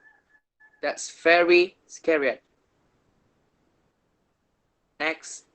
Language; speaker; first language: English; non-native, learner; Indonesian